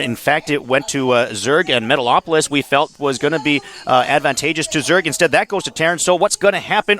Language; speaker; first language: English; native; English